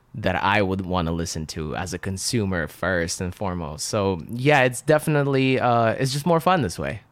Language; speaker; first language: English; non-native, fluent; Russian